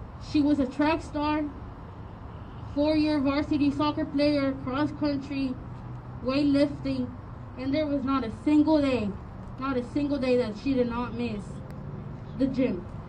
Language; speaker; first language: English; early bilingual, other home language; Spanish